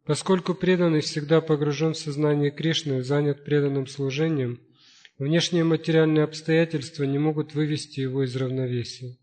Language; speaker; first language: Russian; native; Russian